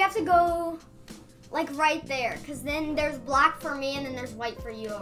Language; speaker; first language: English; native; English